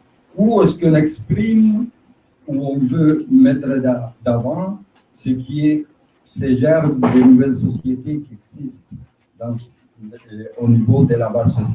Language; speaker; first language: French; native; French